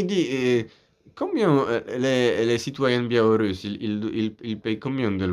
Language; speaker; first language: French; non-native, fluent; Polish